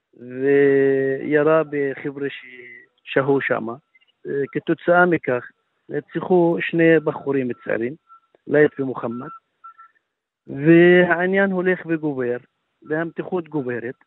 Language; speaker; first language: Hebrew; non-native, local second language; Arabic